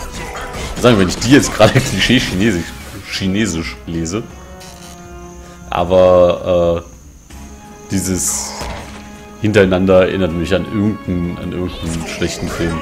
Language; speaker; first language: German; native; German